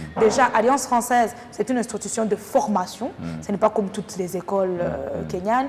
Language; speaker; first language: French; non-native, local second language; Kinyarwanda